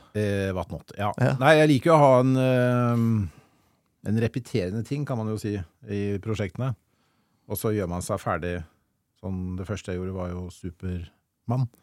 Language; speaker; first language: Norwegian; native; Norwegian